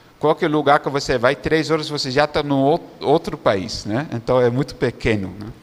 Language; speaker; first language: Portuguese; non-native, fluent; Dutch